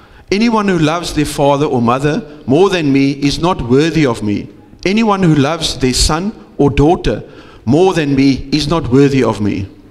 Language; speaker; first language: English; non-native, local second language; Afrikaans